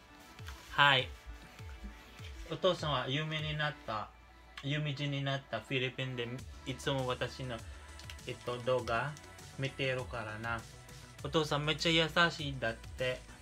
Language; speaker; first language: Japanese; non-native, local second language; Filipino